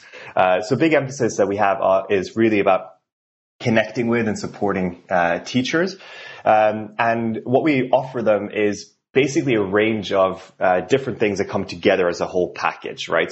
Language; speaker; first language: English; non-native, fluent; Norwegian